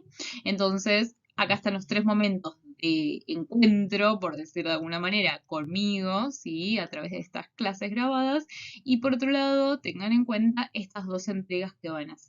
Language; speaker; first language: Spanish; native; Spanish